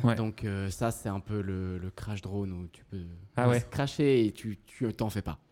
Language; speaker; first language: French; native; French